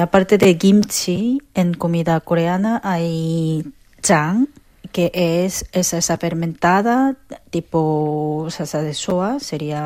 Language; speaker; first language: Spanish; non-native, fluent; Korean